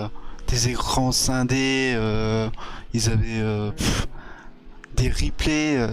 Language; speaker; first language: French; native; French